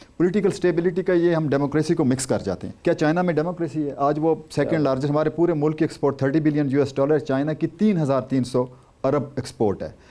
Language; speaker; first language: Urdu; non-native, local second language; Saraiki